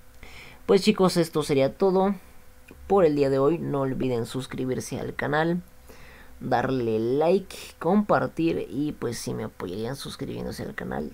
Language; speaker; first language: Spanish; native; Spanish